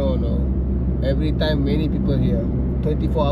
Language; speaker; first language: English; non-native, learner; Malay